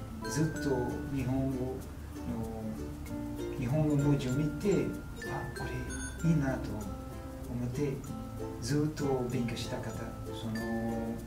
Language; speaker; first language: Japanese; non-native, fluent; Portuguese